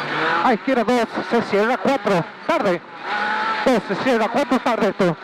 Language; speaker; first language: Spanish; native; Spanish